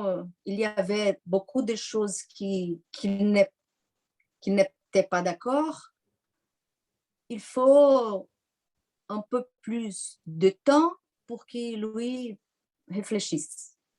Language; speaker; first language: French; non-native, fluent; Portuguese